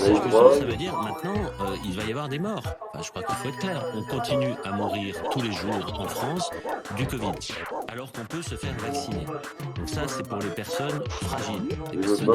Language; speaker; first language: French; native; French